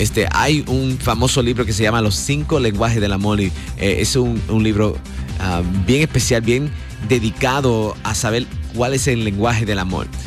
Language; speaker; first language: Spanish; native; Spanish